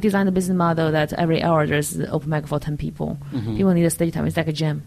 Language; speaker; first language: English; non-native, fluent; Chinese